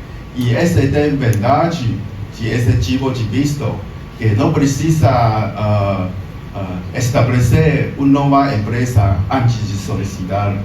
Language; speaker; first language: Portuguese; non-native, learner; Chinese